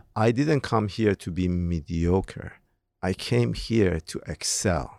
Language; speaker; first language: English; non-native, fluent; Persian